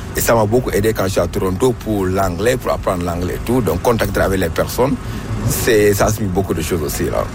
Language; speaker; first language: French; non-native, local second language; Wolof